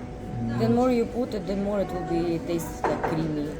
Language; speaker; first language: English; non-native, learner; Russian